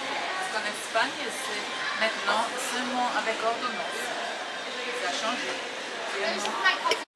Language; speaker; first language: French; non-native, fluent; German